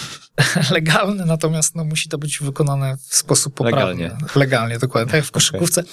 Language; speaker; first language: Polish; native; Polish